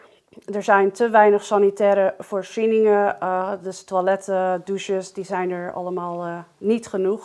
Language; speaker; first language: Dutch; native; Dutch